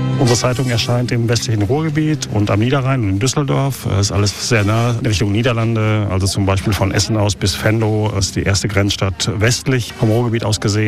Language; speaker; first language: German; native; German